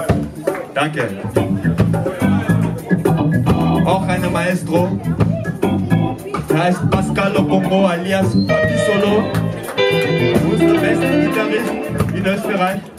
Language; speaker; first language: German; non-native, learner; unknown